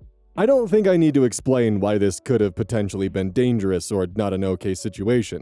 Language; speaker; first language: English; native; English